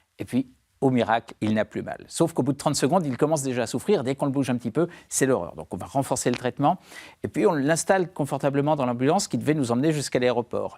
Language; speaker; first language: French; native; French